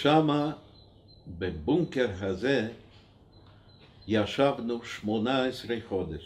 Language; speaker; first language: Hebrew; non-native, fluent; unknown